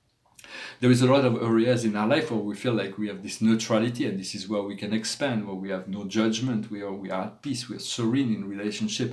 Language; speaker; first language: English; non-native, fluent; French